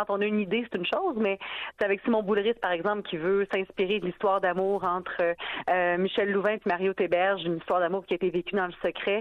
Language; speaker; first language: French; native; French